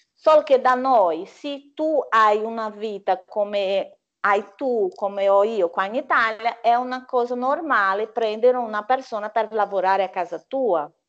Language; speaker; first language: Italian; non-native, fluent; Portuguese